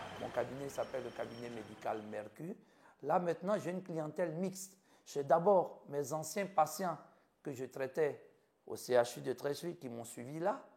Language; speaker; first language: French; native; French